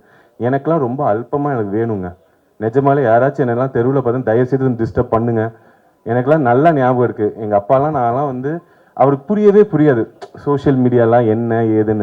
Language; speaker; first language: Tamil; native; Tamil